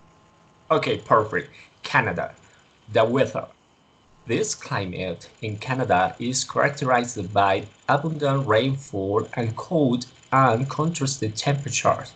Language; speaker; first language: English; non-native, learner; Spanish